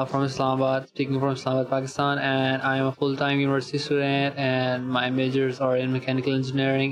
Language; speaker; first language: English; native; English